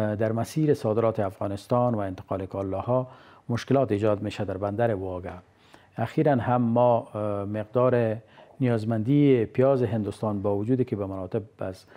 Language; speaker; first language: Persian; native; Persian